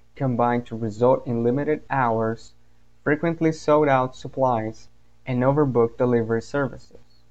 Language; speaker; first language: English; non-native, fluent; Portuguese